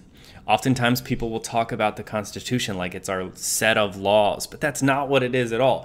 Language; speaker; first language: English; native; English